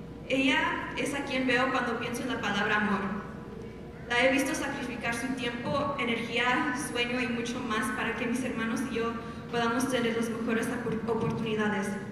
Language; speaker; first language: Spanish; early bilingual, heritage; Spanish